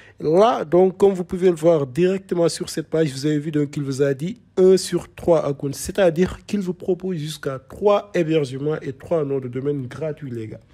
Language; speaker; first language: French; non-native, local second language; Wolof